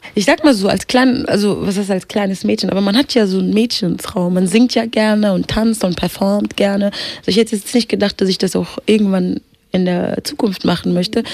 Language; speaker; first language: German; early bilingual, other home language; Swahili